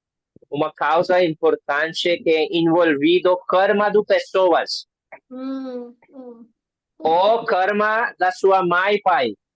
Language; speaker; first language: Portuguese; non-native, learner; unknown